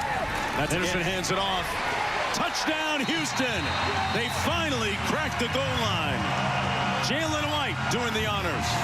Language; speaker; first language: English; native; English